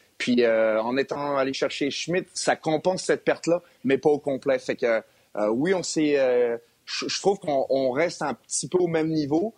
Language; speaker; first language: French; native; French